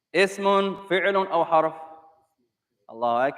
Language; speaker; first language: Arabic; non-native, fluent; English